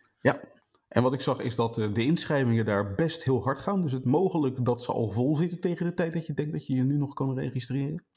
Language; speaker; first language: Dutch; native; Dutch